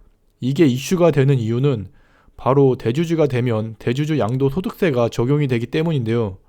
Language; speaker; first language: Korean; native; Korean